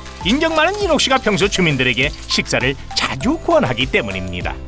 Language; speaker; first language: Korean; native; Korean